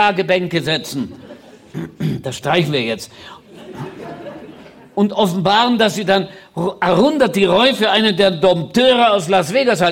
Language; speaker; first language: German; native; German